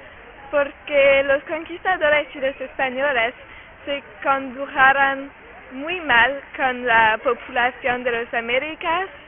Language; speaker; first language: Spanish; non-native, learner; French